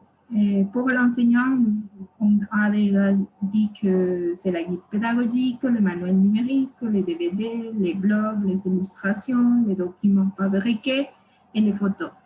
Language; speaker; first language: French; non-native, fluent; Spanish